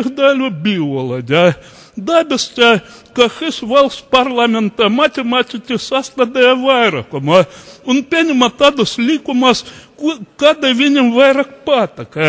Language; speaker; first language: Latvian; non-native, local second language; Russian